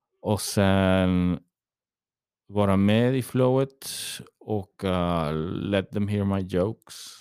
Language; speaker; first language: Swedish; early bilingual, heritage; English